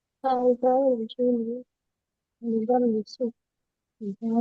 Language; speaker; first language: Arabic; non-native, learner; Urdu